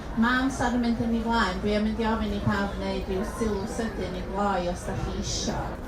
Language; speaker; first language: Welsh; native; Welsh